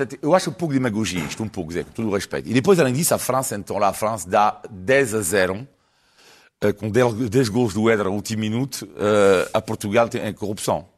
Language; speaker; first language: Portuguese; non-native, fluent; French